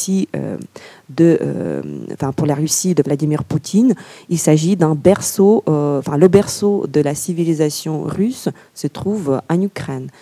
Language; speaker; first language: French; non-native, fluent; Ukrainian